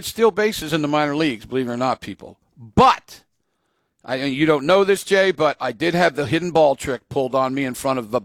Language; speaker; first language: English; native; English